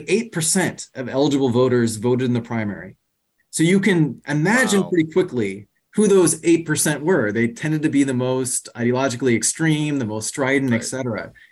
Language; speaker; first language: English; native; English